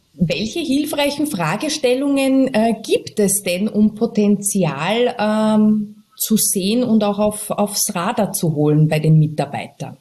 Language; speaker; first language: German; native; German